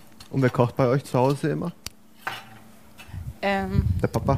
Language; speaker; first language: German; native; German